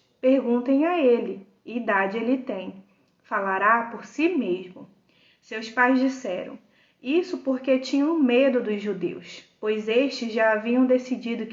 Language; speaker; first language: Portuguese; native; Portuguese